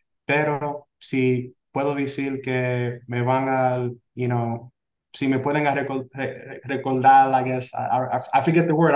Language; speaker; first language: Spanish; early bilingual, heritage; Spanish